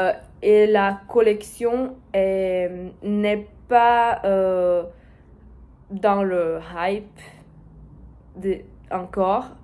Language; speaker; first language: French; non-native, learner; Portuguese